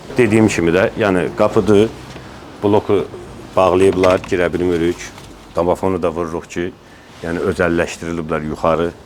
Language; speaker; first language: Azerbaijani; native; Azerbaijani